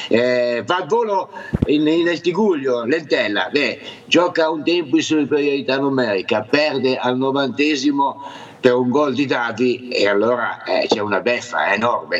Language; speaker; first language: Italian; native; Italian